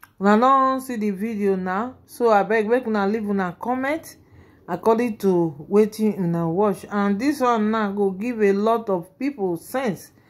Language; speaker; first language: Nigerian Pidgin; non-native, local second language; Yoruba